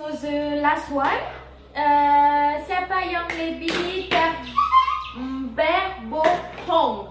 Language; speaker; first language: Indonesian; non-native, learner; French